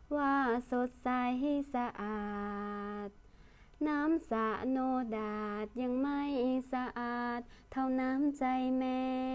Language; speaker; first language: Thai; early bilingual, other home language; Lao